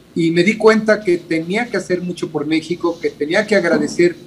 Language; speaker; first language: Spanish; native; Spanish